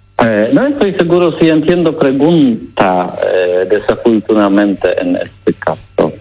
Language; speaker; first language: Spanish; non-native, learner; Polish